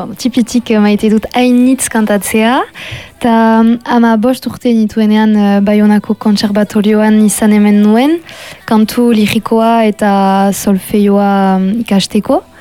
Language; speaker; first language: Basque; non-native, local second language; French